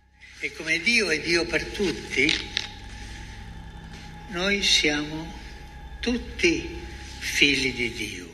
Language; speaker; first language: Italian; early bilingual, heritage; Spanish